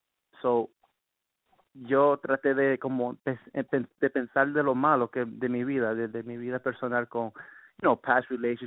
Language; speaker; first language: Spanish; early bilingual, heritage; Spanish